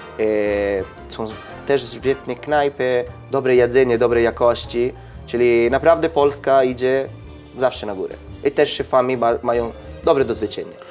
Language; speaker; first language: Polish; non-native, learner; Italian